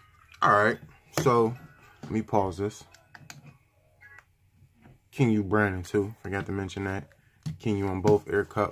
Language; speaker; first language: English; native; English